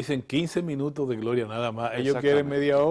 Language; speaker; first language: Spanish; native; Spanish